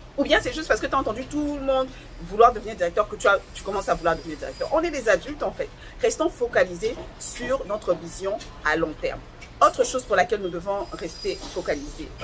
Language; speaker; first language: French; non-native, local second language; Lingala